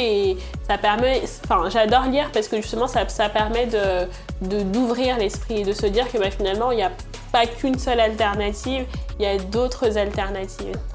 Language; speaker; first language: French; early bilingual, other home language; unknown